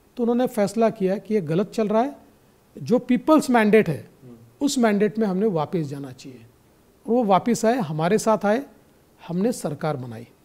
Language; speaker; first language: Hindi; non-native, local second language; Marathi